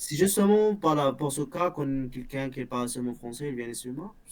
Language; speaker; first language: French; non-native, local second language; Berber languages